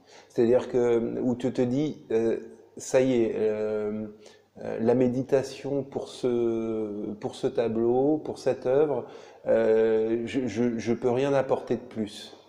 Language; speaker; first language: French; native; French